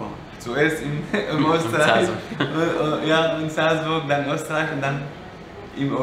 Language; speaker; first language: German; non-native, learner; Arabic